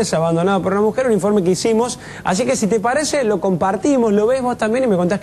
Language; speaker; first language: Spanish; native; Spanish